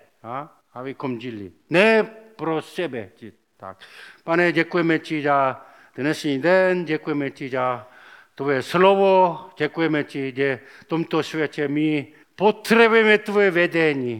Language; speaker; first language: Czech; non-native, learner; Korean